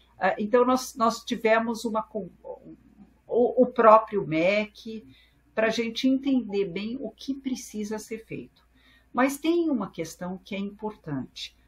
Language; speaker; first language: Portuguese; early bilingual, other home language; French